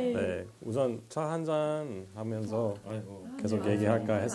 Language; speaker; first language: Korean; non-native, fluent; English